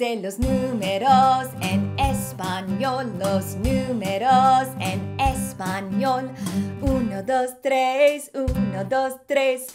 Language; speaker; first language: Spanish; non-native, fluent; English